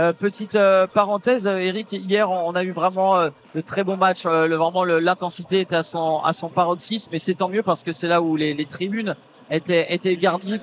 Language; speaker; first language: French; native; French